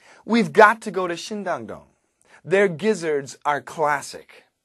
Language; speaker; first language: English; native; English